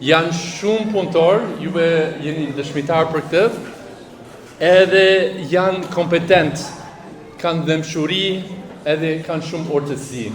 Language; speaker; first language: Albanian; non-native, fluent; English